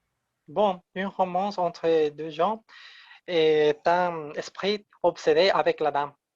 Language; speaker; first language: French; non-native, learner; Spanish